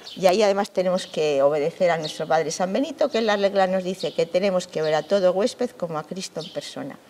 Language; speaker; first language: Spanish; native; Spanish